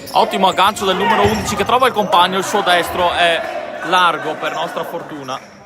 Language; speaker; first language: Italian; native; Italian